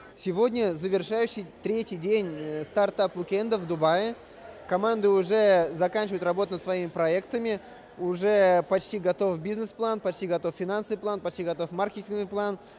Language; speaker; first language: Russian; native; Russian